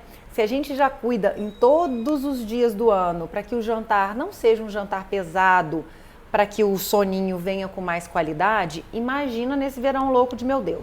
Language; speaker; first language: Portuguese; native; Portuguese